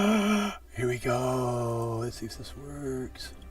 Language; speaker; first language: English; native; English